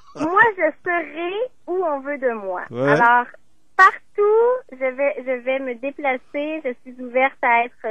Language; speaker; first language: French; native; French